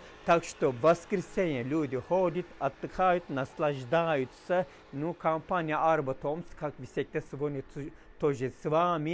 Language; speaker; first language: Russian; non-native, learner; Turkish